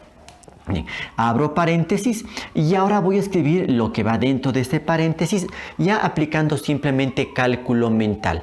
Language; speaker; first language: Spanish; native; Spanish